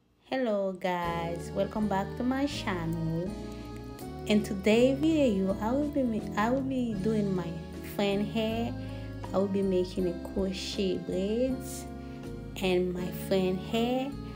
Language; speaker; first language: English; non-native, fluent; Haitian Creole